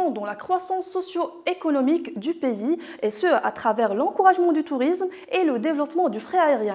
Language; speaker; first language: French; non-native, local second language; Arabic